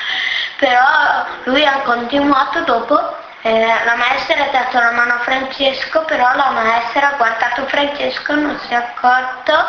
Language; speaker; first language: Italian; early bilingual, other home language; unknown